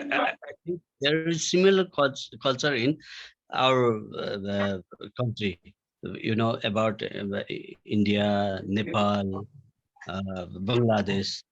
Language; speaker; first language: English; non-native, learner; Nepali